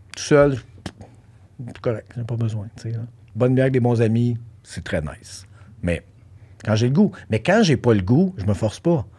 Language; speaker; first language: French; native; French